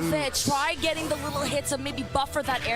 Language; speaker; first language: English; native; English